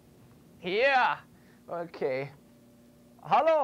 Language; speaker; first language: German; non-native, fluent; English